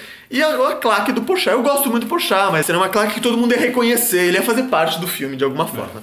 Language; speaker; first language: Portuguese; native; Portuguese